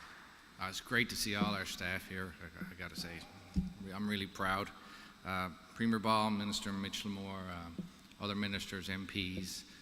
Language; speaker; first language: English; native; English